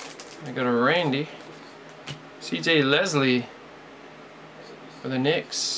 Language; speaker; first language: English; native; English